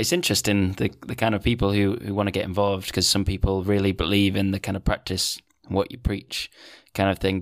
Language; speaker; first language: English; native; English